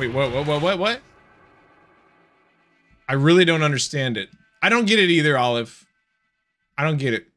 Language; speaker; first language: English; native; English